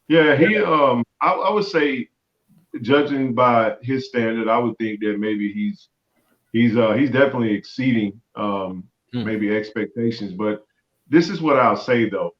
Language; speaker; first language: English; native; English